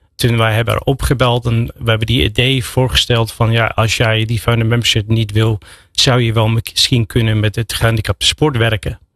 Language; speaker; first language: Dutch; non-native, fluent; English